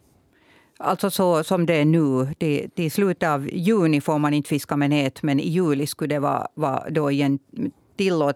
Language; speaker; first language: Swedish; native; Swedish